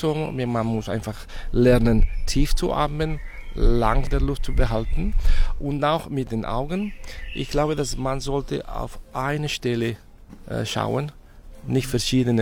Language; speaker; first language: German; non-native, fluent; Catalan